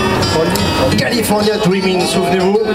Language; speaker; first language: French; native; French